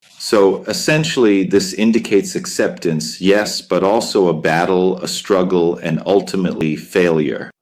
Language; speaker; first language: English; non-native, fluent; Italian